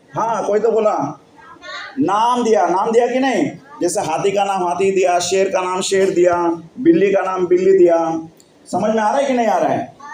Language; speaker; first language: Hindi; non-native, local second language; Marathi